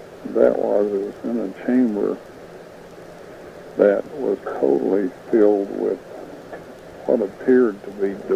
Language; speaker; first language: English; native; English